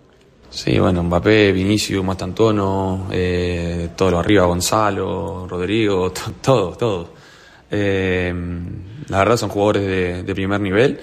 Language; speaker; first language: Spanish; native; Spanish